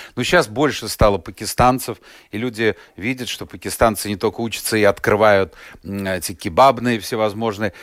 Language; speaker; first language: Russian; native; Russian